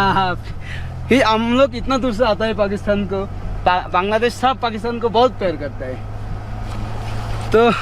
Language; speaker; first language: Hindi; non-native, learner; Bangla